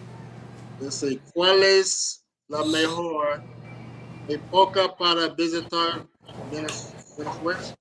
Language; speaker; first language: Spanish; non-native, learner; English